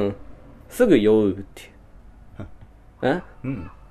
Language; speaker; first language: Japanese; native; Japanese